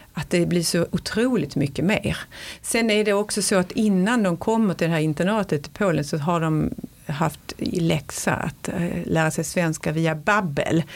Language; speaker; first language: Swedish; native; Swedish